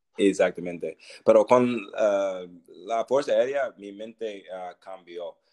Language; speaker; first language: Spanish; non-native, learner; English